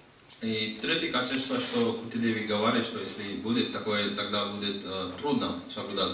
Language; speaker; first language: Russian; non-native, learner; Hindi